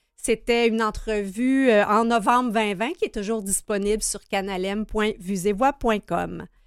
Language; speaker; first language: French; native; French